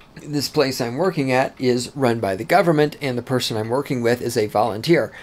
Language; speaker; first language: English; native; English